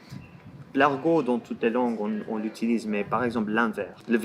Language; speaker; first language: French; non-native, fluent; Portuguese